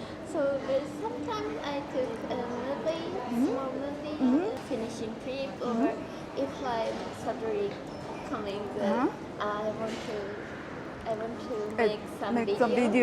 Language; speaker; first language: English; non-native, learner; Japanese